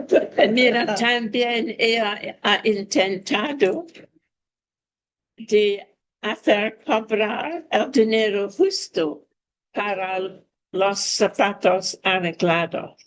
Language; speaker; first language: Spanish; non-native, fluent; English